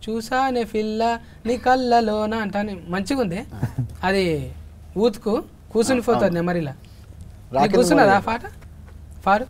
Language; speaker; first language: Telugu; native; Telugu